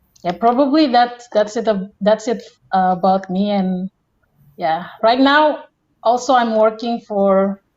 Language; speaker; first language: English; non-native, fluent; Indonesian